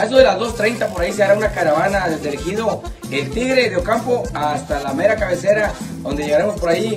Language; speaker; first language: Spanish; native; Spanish